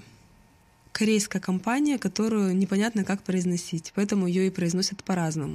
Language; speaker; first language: Russian; native; Russian